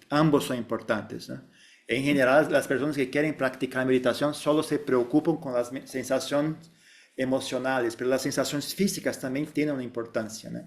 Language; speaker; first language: Spanish; non-native, fluent; Portuguese